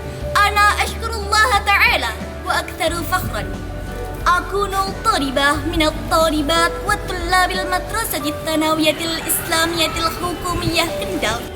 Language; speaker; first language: Arabic; non-native, learner; Indonesian